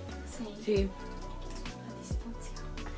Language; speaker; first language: Spanish; non-native, fluent; Korean